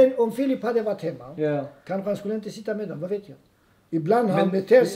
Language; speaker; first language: Swedish; non-native, fluent; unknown